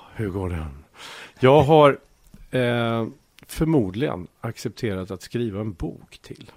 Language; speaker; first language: Swedish; native; Swedish